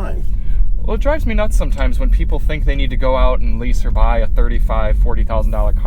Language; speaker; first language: English; native; English